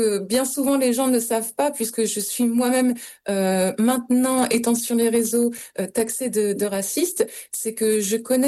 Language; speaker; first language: French; native; French